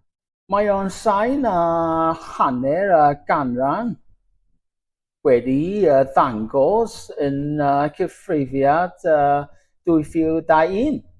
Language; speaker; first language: Welsh; non-native, learner; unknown